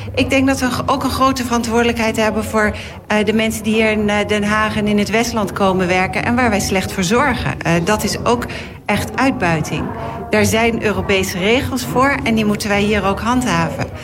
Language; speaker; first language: Dutch; native; Dutch